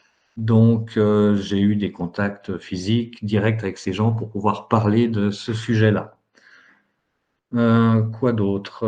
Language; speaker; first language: French; native; French